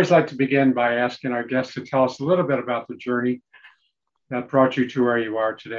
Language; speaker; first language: English; native; English